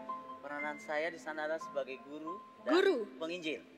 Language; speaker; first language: Indonesian; native; Indonesian